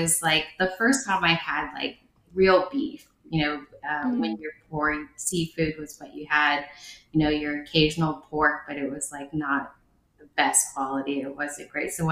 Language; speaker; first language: English; early bilingual, other home language; Vietnamese